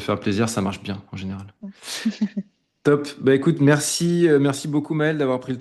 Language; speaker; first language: French; native; French